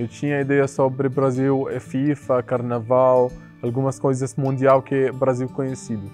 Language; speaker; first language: Portuguese; non-native, learner; Arabic